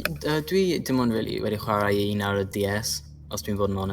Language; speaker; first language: Welsh; non-native, local second language; English